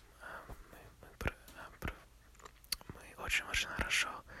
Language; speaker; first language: Russian; non-native, learner; English